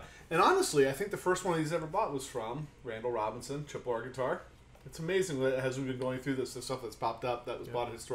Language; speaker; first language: English; native; English